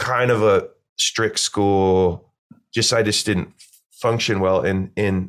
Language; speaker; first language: English; native; English